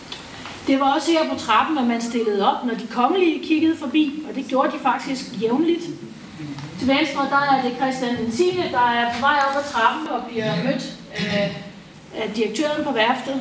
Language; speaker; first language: Danish; native; Danish